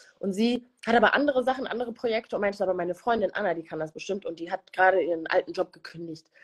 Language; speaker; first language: German; early bilingual, other home language; Kinyarwanda